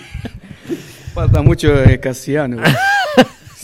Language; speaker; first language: Spanish; non-native, learner; Arabic